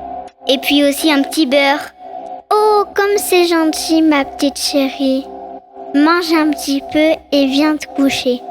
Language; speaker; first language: French; native; French